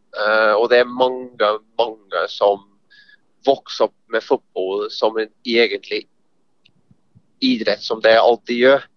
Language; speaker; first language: Norwegian; non-native, fluent; English